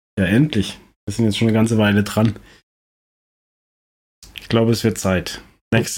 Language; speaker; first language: German; native; German